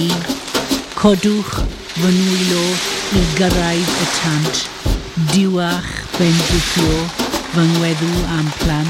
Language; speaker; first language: English; native; English